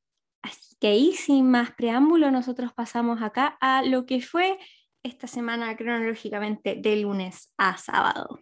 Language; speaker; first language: Spanish; native; Spanish